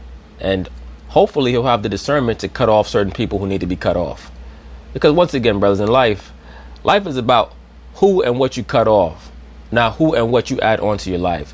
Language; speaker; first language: English; native; English